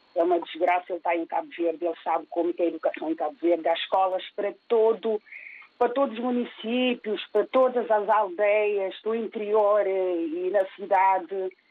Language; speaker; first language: Portuguese; early bilingual, other home language; Kabuverdianu